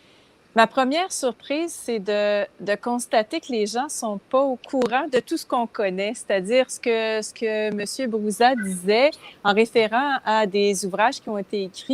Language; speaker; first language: French; native; French